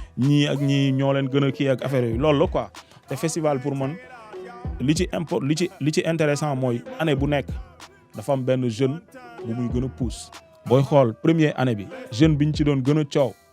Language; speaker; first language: Wolof; native; Wolof